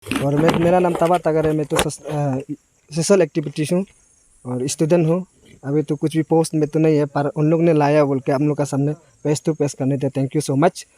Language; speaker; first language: Hindi; non-native, local second language; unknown